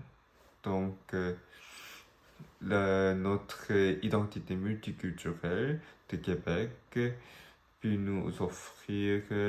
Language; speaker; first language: French; non-native, learner; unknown